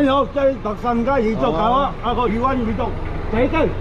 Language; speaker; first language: Filipino; non-native, learner; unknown